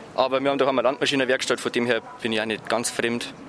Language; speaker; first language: German; native; German